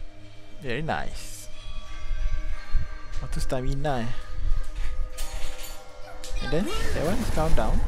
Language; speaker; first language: English; non-native, local second language; Malay